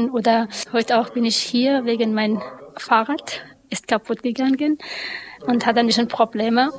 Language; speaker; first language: German; non-native, learner; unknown